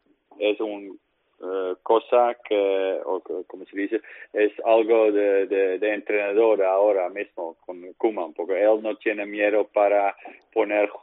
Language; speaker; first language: Spanish; non-native, learner; Dutch